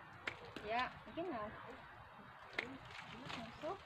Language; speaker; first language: German; non-native, fluent; Cebuano